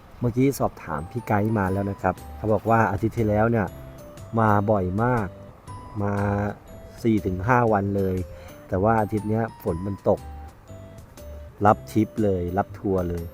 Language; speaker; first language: Thai; native; Thai